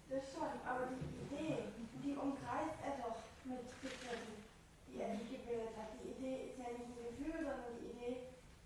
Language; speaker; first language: German; native; German